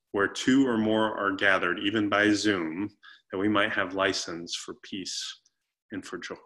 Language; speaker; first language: English; native; English